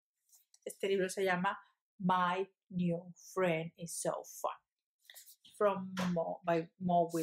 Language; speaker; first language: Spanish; early bilingual, heritage; Spanish